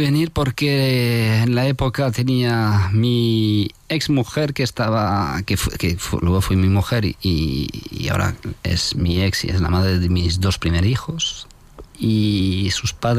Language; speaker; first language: Spanish; non-native, fluent; French